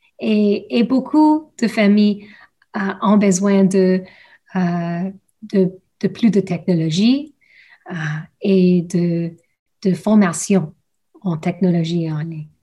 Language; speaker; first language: French; non-native, learner; English